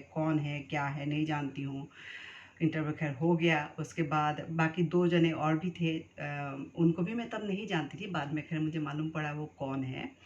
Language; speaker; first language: Hindi; non-native, local second language; Assamese